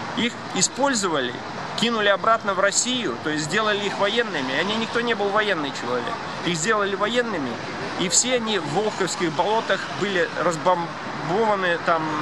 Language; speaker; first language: Russian; non-native, local second language; Latvian